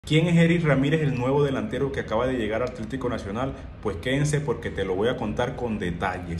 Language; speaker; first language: Spanish; native; Spanish